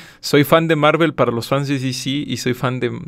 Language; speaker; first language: Spanish; native; Spanish